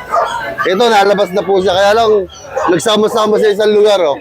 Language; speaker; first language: Filipino; native; Filipino